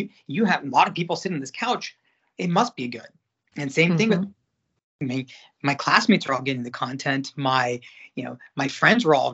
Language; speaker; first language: English; native; English